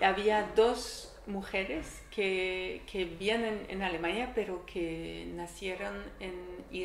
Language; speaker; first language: Spanish; non-native, learner; French